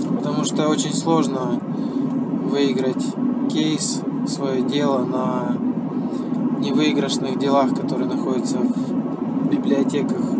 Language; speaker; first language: Russian; native; Russian